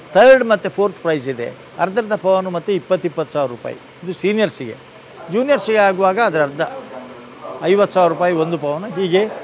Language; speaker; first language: Kannada; non-native, local second language; Tulu